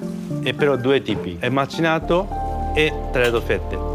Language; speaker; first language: Italian; non-native, learner; Japanese